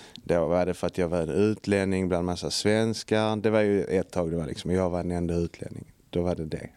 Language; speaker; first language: Swedish; native; Swedish